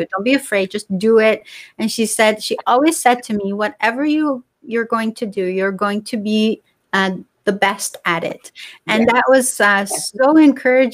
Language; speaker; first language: English; non-native, fluent; Persian